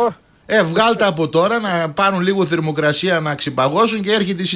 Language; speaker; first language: Greek; native; Greek